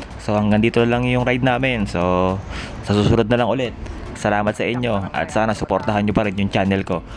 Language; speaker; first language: Filipino; native; Filipino